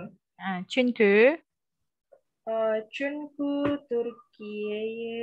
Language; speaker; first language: Turkish; non-native, learner; Indonesian